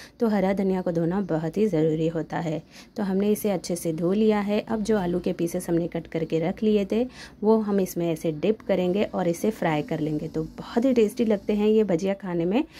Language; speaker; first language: Hindi; non-native, local second language; Marathi